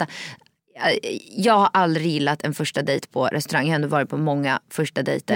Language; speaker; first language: Swedish; native; Swedish